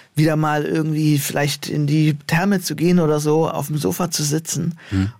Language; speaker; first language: German; native; German